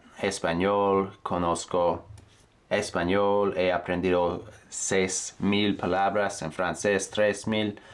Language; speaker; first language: Spanish; non-native, fluent; English